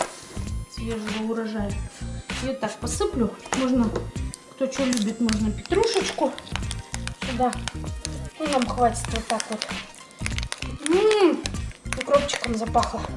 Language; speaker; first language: Russian; native; Russian